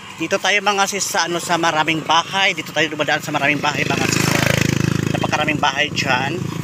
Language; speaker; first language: Filipino; non-native, local second language; Iloko